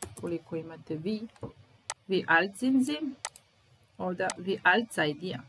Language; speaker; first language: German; non-native, fluent; Serbian